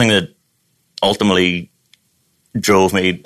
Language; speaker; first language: English; native; English